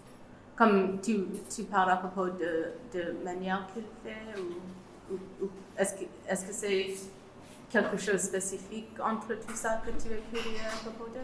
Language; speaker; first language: French; non-native, learner; English